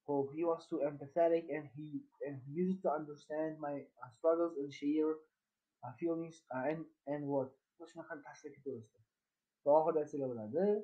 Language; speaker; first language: English; non-native, fluent; Uzbek